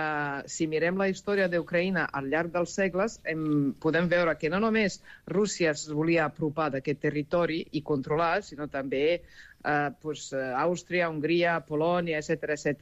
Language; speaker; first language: Catalan; non-native, fluent; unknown